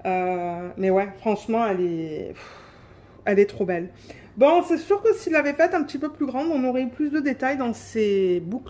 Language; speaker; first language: French; native; French